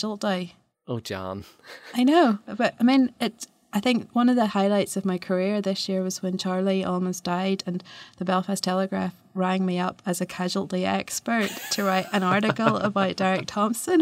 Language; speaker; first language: English; native; English